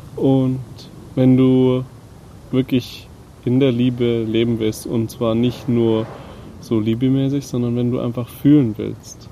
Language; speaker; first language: German; native; German